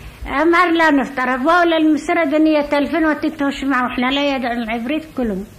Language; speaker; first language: Hebrew; non-native, learner; Arabic